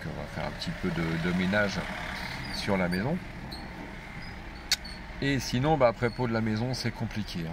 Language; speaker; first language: French; native; French